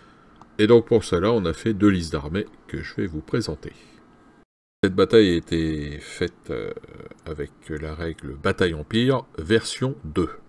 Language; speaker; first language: French; native; French